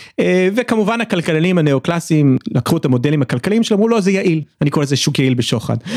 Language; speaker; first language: Hebrew; early bilingual, other home language; English